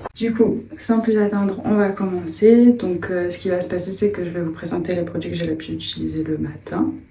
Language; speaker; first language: French; native; French